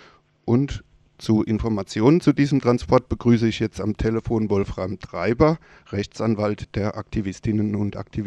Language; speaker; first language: German; native; German